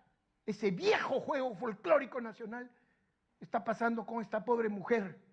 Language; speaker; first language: Spanish; native; Spanish